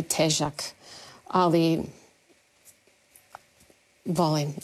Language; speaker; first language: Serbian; non-native, learner; English